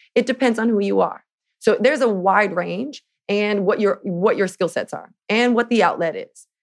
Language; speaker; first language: English; native; English